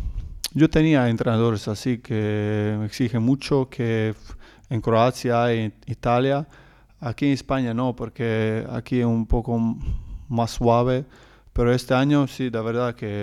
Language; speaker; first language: Spanish; non-native, learner; Croatian